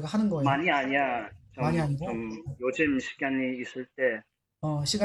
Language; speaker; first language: Korean; non-native, learner; Chinese